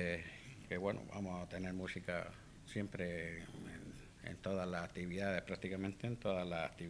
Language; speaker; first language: Spanish; native; Spanish